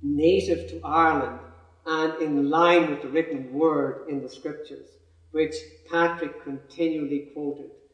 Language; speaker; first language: English; native; English